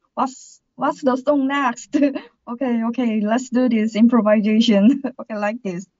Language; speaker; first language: English; non-native, learner; Korean